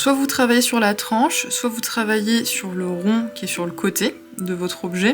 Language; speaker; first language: French; native; French